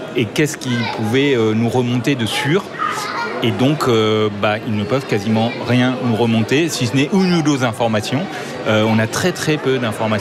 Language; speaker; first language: French; native; French